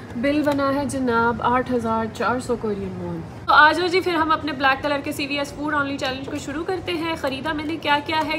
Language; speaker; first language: Urdu; native; Urdu